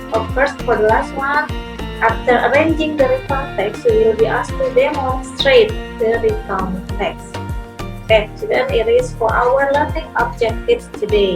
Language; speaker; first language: English; non-native, fluent; Indonesian